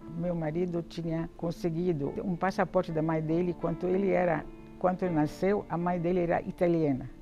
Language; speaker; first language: Portuguese; non-native, fluent; French